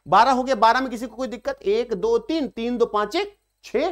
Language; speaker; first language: Hindi; native; Hindi